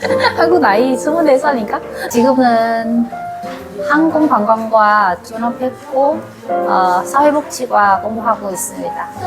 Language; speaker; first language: Korean; non-native, learner; Vietnamese